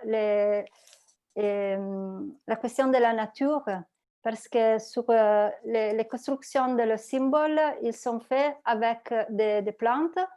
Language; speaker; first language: French; non-native, learner; Italian